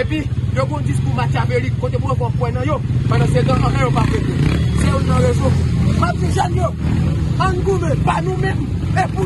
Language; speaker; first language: Haitian Creole; native; Haitian Creole